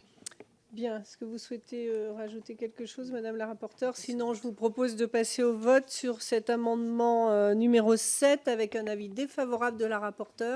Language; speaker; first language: French; native; French